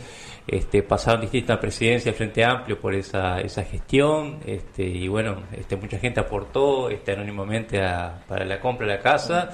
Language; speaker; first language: Spanish; native; Spanish